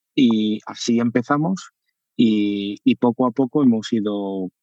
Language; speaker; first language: Spanish; native; Spanish